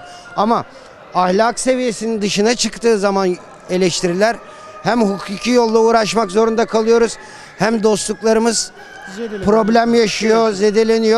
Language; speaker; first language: Turkish; native; Turkish